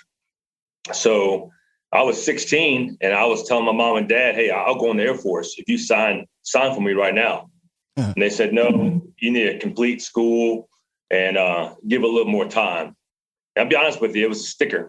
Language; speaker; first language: English; native; English